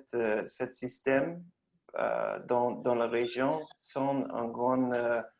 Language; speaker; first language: French; non-native, learner; English